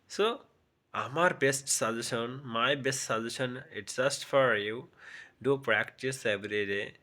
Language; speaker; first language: English; non-native, local second language; Bangla